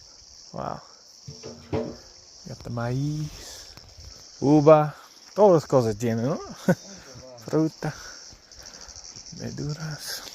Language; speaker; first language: Spanish; non-native, learner; English